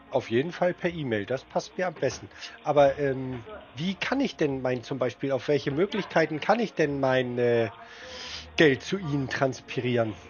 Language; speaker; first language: German; native; German